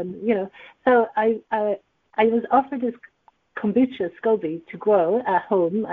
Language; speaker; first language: English; native; English